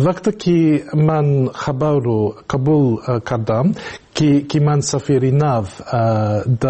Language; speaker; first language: Tajik; non-native, learner; English